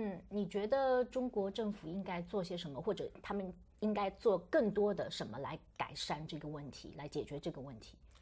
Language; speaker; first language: Chinese; native; Chinese